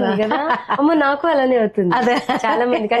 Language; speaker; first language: Telugu; native; Telugu